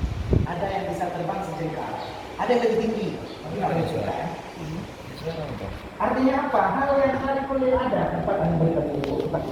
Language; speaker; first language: Indonesian; non-native, local second language; Achinese